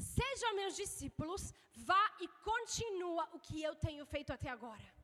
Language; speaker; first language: Portuguese; non-native, fluent; English